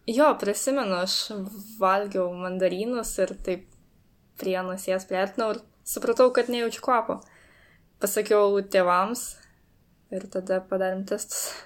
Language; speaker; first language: Lithuanian; native; Lithuanian